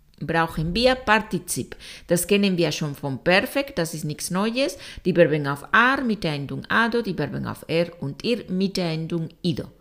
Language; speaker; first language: German; non-native, fluent; Spanish